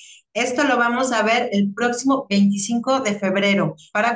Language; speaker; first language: Spanish; native; Spanish